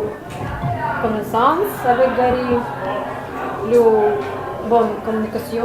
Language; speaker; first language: French; non-native, learner; Russian